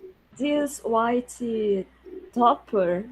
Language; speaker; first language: English; non-native, learner; Portuguese